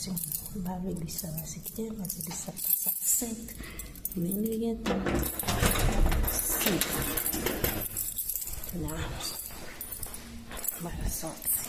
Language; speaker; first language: French; non-native, learner; Haitian Creole